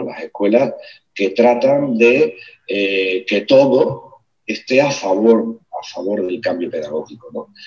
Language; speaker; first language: Spanish; native; Spanish